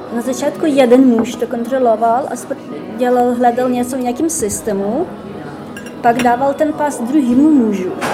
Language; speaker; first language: Czech; non-native, fluent; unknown